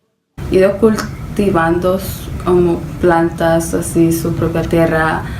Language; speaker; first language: Spanish; early bilingual, heritage; Spanish